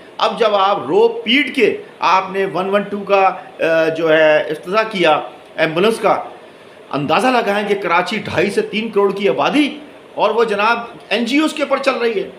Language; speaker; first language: Urdu; native; Urdu